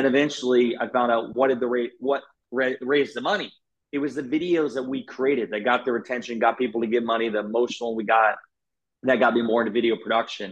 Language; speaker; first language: English; native; English